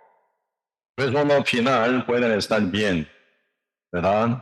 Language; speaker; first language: Spanish; non-native, learner; Korean